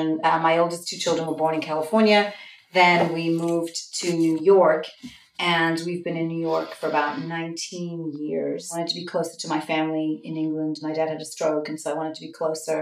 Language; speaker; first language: English; native; English